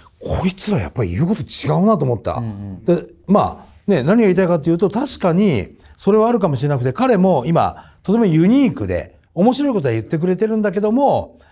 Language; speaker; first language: Japanese; native; Japanese